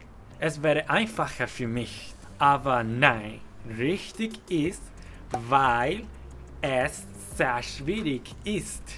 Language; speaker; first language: German; non-native, fluent; Spanish